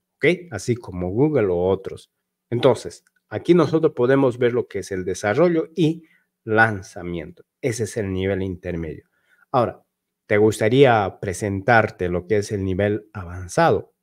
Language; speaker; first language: Spanish; native; Spanish